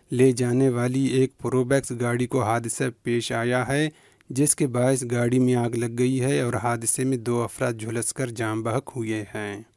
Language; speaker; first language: Urdu; non-native, local second language; Baluchi